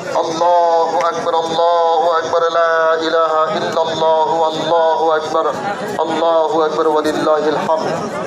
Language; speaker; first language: Arabic; non-native, fluent; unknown